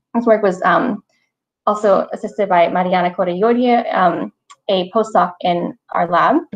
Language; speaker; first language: English; native; English